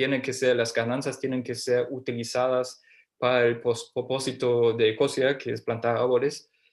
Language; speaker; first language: Spanish; non-native, fluent; German